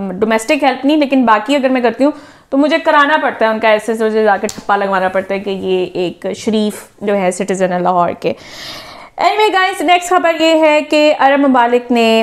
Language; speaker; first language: Urdu; native; Urdu